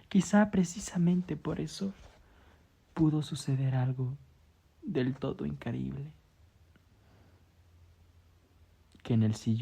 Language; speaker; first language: Spanish; native; Spanish